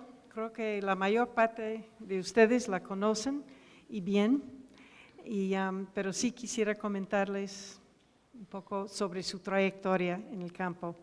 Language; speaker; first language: Spanish; non-native, fluent; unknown